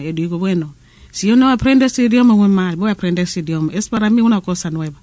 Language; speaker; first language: Spanish; non-native, learner; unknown